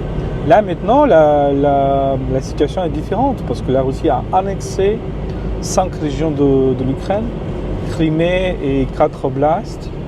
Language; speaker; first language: French; non-native, fluent; Ukrainian